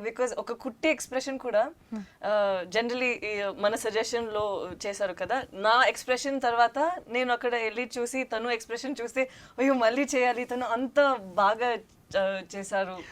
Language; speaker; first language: Telugu; non-native, local second language; Tamil